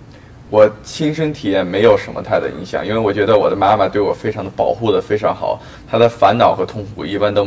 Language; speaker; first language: Chinese; early bilingual, heritage; Chinese